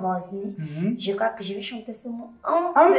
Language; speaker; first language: French; non-native, fluent; Portuguese